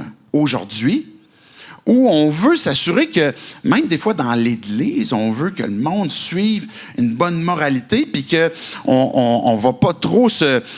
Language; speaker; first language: French; native; French